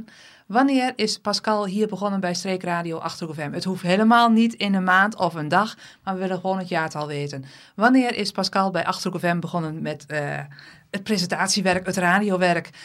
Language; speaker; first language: Dutch; native; Dutch